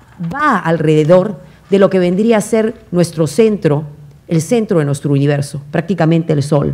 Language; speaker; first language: Spanish; native; Spanish